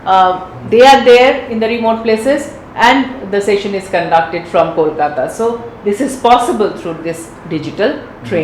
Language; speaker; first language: English; non-native, local second language; Bangla